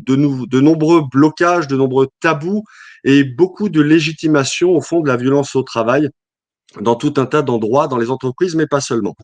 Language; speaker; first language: French; native; French